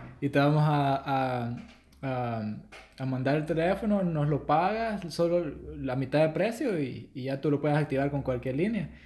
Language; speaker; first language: Spanish; native; Spanish